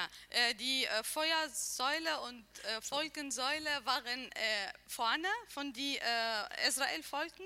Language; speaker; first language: German; non-native, learner; Arabic